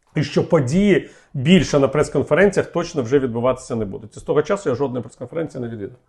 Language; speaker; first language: Ukrainian; native; Ukrainian